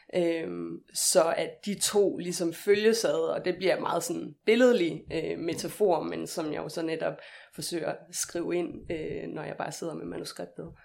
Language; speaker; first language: Danish; native; Danish